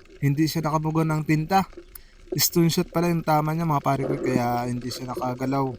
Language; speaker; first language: Filipino; non-native, local second language; Bikol